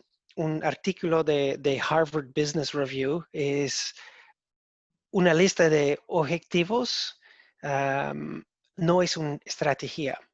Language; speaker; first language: Spanish; non-native, learner; English